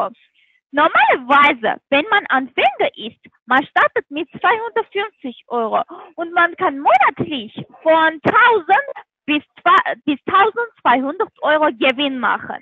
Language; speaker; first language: German; non-native, learner; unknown